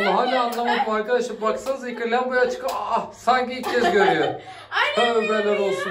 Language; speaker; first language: Turkish; native; Turkish